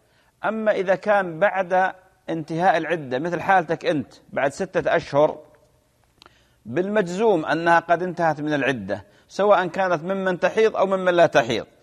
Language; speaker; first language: Arabic; native; Arabic